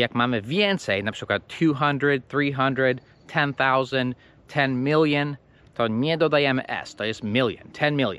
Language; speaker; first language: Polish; non-native, fluent; English